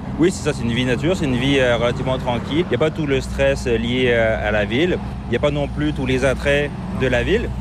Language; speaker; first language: French; native; French